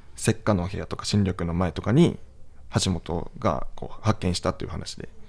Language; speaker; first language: Japanese; native; Japanese